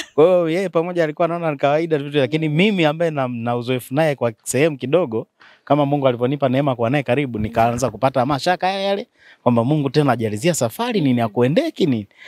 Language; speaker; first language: Swahili; native; Swahili